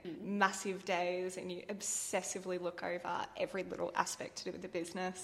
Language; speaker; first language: English; native; English